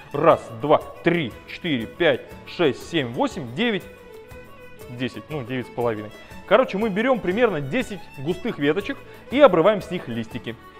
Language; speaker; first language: Russian; native; Russian